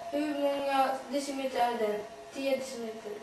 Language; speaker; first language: Swedish; early bilingual, other home language; Somali